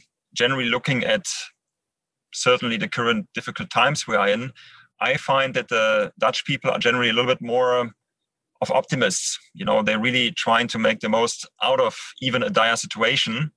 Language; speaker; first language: English; non-native, fluent; German